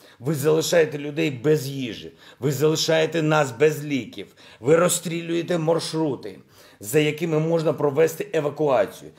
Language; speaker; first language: Ukrainian; non-native, local second language; Russian